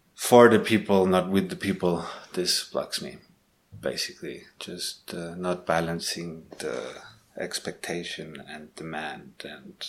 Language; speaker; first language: English; non-native, learner; Spanish